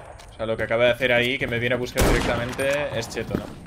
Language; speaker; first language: Spanish; native; Spanish